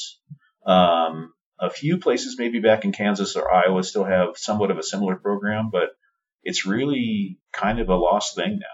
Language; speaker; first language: English; native; English